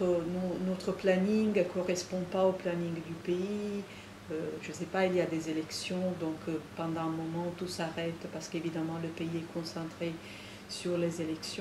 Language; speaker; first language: French; non-native, fluent; Italian